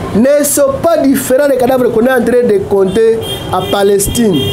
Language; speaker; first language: French; non-native, local second language; Swahili